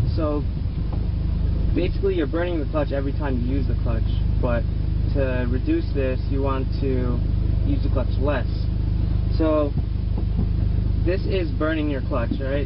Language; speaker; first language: English; native; English